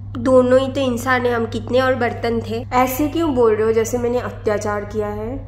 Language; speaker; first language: Hindi; non-native, local second language; Bangla